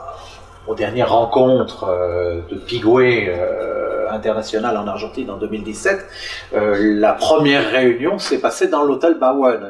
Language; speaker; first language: French; native; French